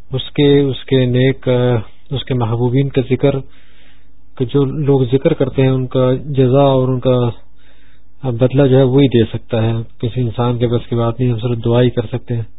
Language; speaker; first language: Urdu; non-native, local second language; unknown